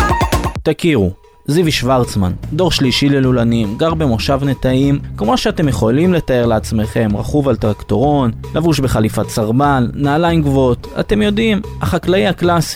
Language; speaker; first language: Hebrew; native; Hebrew